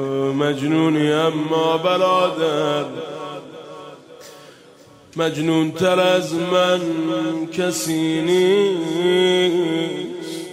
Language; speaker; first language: Persian; native; Persian